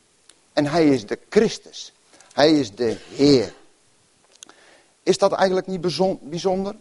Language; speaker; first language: Dutch; native; Dutch